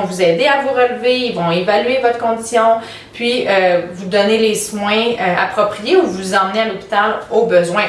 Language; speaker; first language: French; native; French